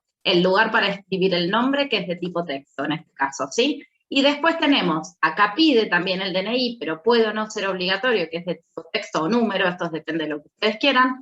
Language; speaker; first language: Spanish; native; Spanish